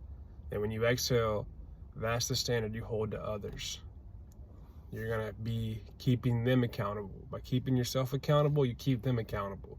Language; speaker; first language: English; native; English